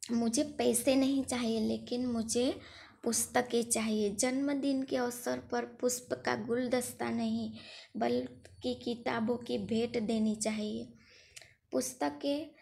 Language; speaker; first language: Hindi; non-native, local second language; Gujarati